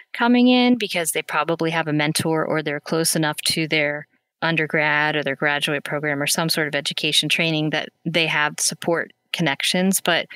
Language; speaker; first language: English; native; English